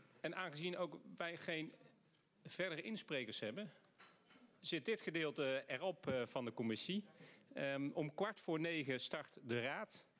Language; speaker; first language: Dutch; native; Dutch